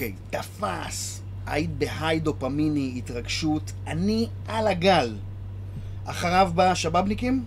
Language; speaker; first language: Hebrew; native; Hebrew